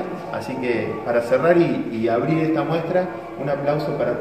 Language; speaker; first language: Spanish; native; Spanish